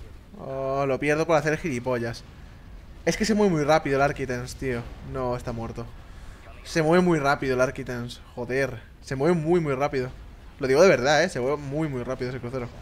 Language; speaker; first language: Spanish; native; Spanish